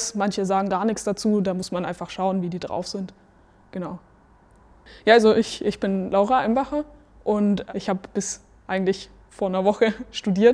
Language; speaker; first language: German; native; German